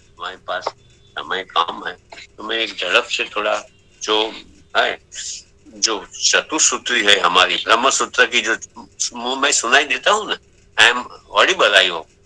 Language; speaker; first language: Hindi; non-native, local second language; Gujarati